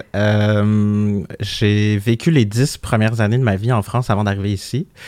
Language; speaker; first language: French; early bilingual, other home language; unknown